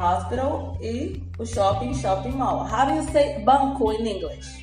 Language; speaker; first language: English; non-native, fluent; Portuguese